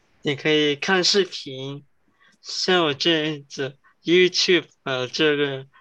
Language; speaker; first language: Chinese; early bilingual, heritage; English